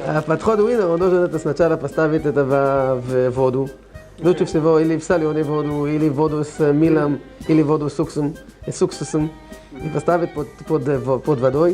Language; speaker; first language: Russian; non-native, learner; Hebrew